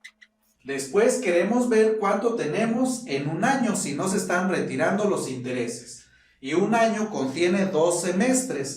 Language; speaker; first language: Spanish; native; Spanish